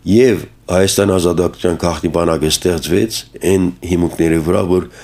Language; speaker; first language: Armenian; early bilingual, heritage; Armenian